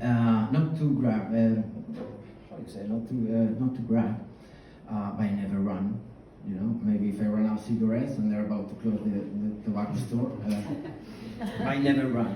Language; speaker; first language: English; non-native, fluent; Spanish